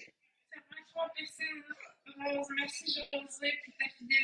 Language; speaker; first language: French; native; French